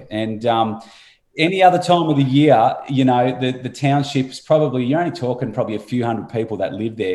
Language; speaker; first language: English; native; English